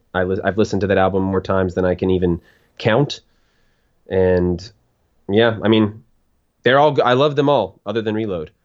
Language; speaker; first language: English; native; English